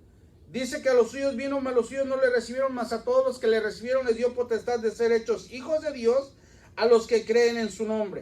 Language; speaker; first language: Spanish; native; Spanish